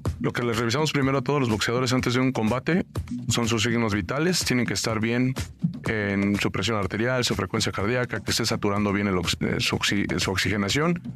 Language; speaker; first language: Spanish; native; Spanish